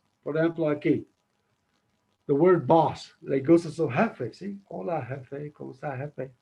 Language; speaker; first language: Spanish; non-native, learner; English